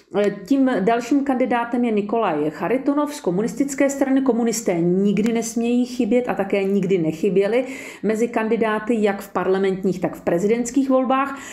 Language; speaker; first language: Czech; native; Czech